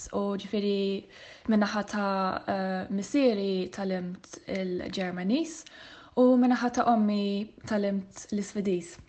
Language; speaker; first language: Maltese; non-native, fluent; Swedish